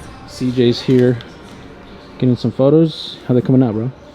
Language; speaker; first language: English; native; English